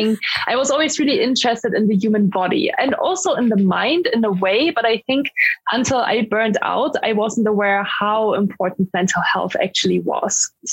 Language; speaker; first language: English; non-native, fluent; German